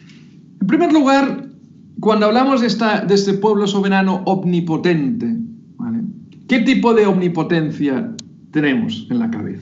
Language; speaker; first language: Spanish; native; Spanish